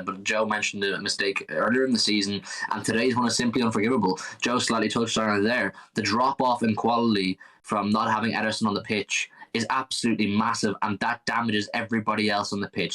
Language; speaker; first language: English; native; English